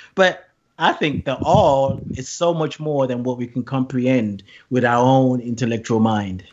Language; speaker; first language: English; non-native, local second language; Yoruba